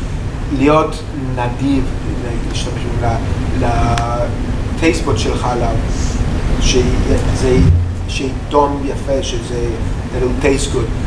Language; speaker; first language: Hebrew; non-native, learner; English